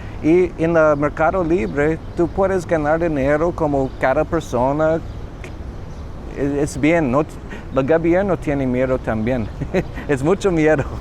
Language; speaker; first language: Spanish; non-native, learner; English